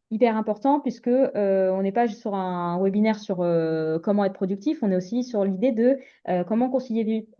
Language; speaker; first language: French; native; French